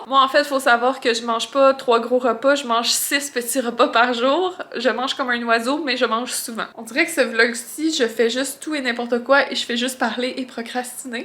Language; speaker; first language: French; native; French